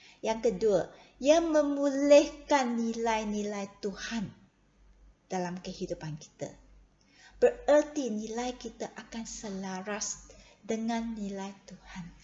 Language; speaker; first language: Malay; non-native, local second language; Chinese